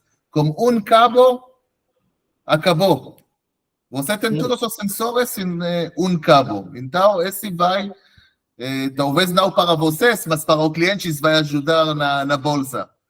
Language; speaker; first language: Portuguese; non-native, fluent; Hebrew